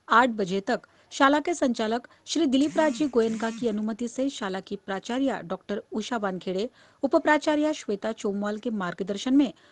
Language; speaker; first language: Hindi; non-native, local second language; Marathi